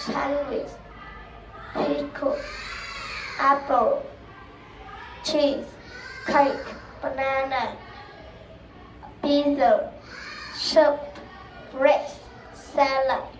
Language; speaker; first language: English; non-native, learner; Vietnamese